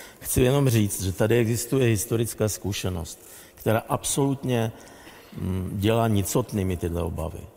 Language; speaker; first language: Czech; non-native, fluent; Russian